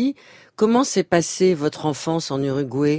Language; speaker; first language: French; native; French